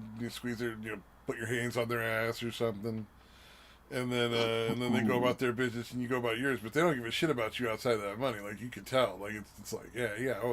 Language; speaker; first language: English; native; English